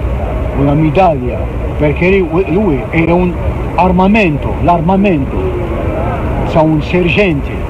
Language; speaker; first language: Italian; non-native, fluent; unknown